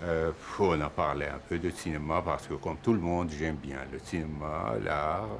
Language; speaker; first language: French; non-native, fluent; Persian